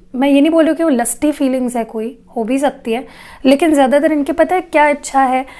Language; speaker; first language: Hindi; non-native, local second language; Marathi